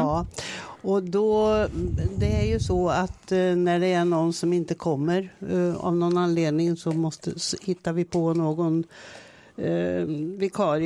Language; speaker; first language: Swedish; native; Swedish